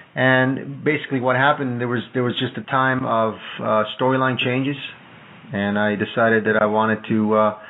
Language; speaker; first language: English; non-native, fluent; Italian